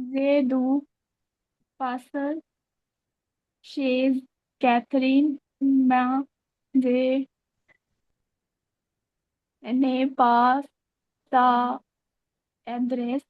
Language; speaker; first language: French; non-native, learner; Hindi